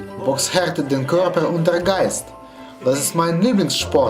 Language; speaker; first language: German; non-native, learner; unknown